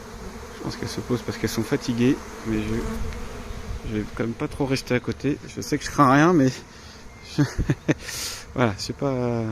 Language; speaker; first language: French; native; French